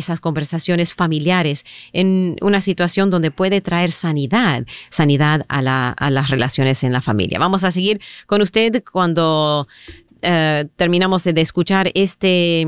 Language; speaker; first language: Spanish; early bilingual, heritage; Spanish